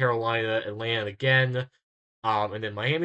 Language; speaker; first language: English; native; English